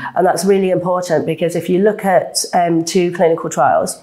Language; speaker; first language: English; native; English